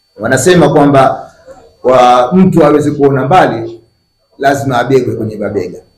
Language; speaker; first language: Swahili; native; Swahili